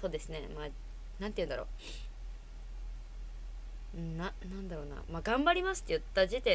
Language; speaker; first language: Japanese; native; Japanese